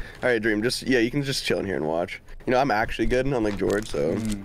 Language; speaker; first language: English; native; English